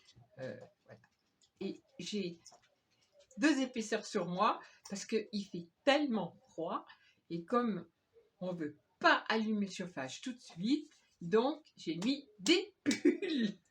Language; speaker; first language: French; native; French